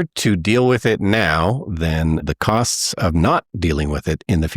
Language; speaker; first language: English; native; English